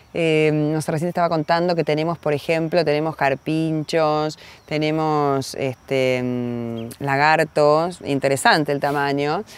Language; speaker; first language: Spanish; native; Spanish